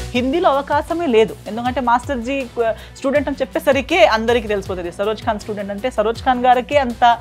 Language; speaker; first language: Telugu; non-native, fluent; Konkani